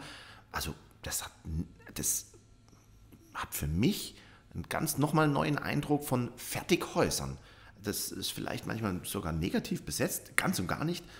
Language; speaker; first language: German; native; German